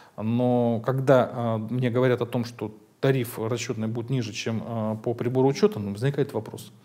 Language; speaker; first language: Russian; native; Russian